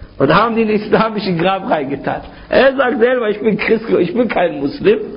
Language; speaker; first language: German; non-native, fluent; Arabic